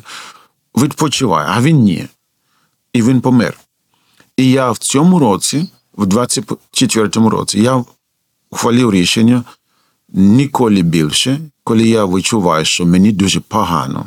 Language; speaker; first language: Ukrainian; non-native, fluent; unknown